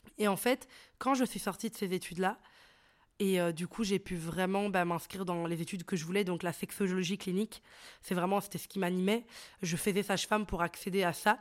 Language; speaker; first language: French; early bilingual, other home language; Arabic